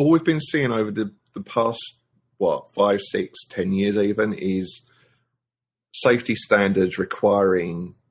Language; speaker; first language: English; native; English